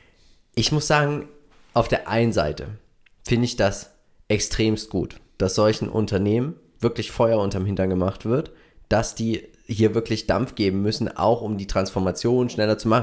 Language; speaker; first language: German; native; German